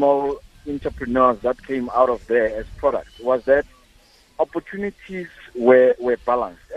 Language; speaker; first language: English; non-native, local second language; Tswana